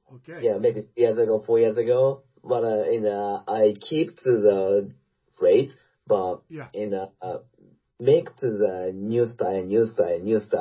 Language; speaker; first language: English; non-native, learner; Japanese